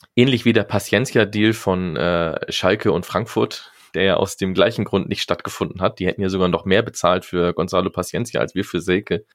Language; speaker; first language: German; native; German